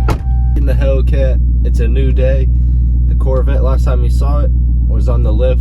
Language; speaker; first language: English; native; English